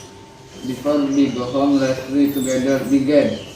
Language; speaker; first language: English; non-native, learner; Indonesian